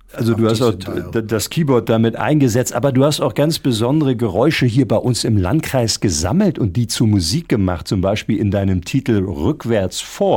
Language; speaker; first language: German; native; German